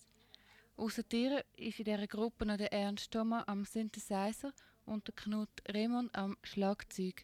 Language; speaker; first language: German; native; German